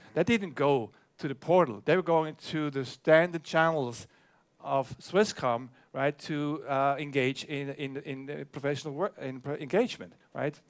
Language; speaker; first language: English; non-native, fluent; German